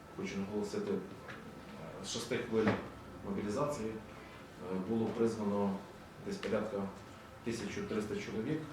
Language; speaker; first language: Ukrainian; native; Ukrainian